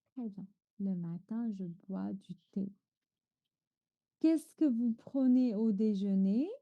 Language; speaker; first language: French; non-native, fluent; Chinese